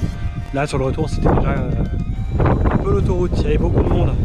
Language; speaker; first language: French; native; French